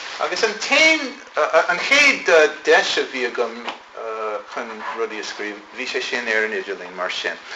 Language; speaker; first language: Irish; non-native, fluent; English